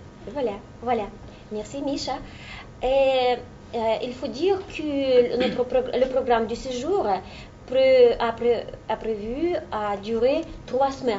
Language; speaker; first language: French; non-native, fluent; Russian